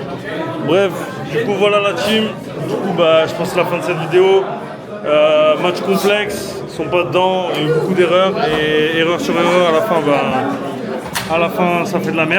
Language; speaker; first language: French; native; French